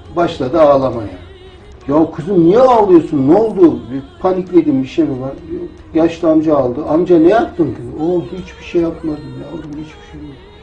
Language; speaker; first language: Turkish; native; Turkish